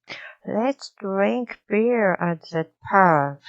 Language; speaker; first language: English; non-native, learner; Japanese